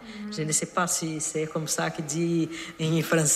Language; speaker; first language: French; non-native, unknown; Portuguese